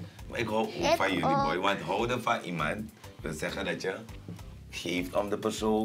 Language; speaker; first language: Dutch; native; Dutch